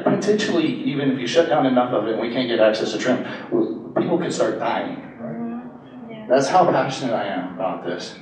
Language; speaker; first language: English; native; English